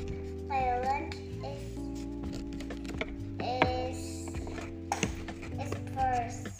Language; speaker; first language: English; non-native, learner; Indonesian